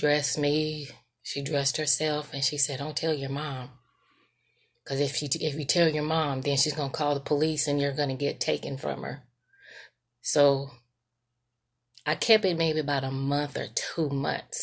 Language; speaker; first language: English; native; English